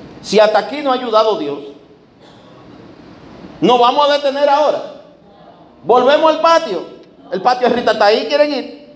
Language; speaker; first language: Spanish; native; Spanish